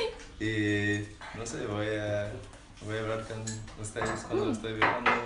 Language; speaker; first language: Spanish; non-native, learner; English